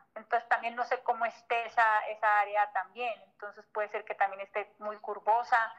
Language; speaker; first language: Spanish; native; Spanish